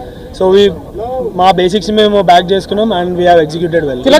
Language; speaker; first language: Telugu; native; Telugu